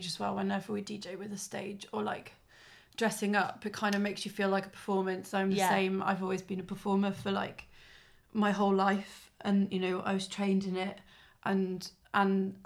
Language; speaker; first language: English; native; English